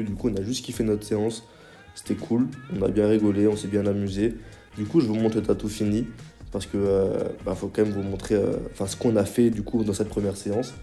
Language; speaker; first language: French; native; French